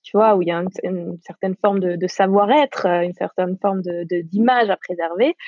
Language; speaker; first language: French; non-native, local second language; Arabic